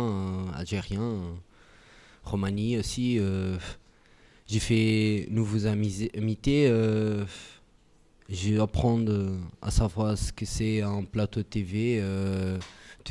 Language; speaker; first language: French; non-native, learner; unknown